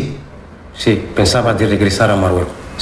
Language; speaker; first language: Spanish; non-native, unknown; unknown